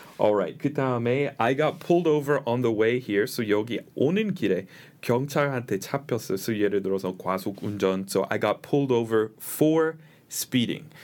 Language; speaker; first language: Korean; non-native, fluent; English